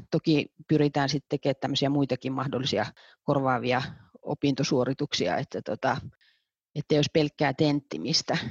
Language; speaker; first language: Finnish; native; Finnish